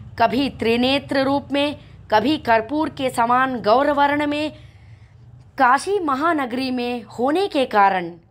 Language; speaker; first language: Hindi; non-native, local second language; Telugu